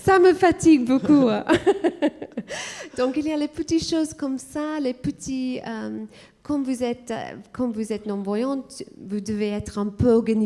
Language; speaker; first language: French; non-native, fluent; English